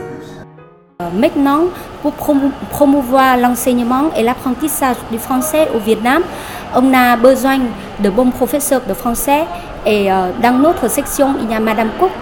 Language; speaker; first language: French; non-native, fluent; Vietnamese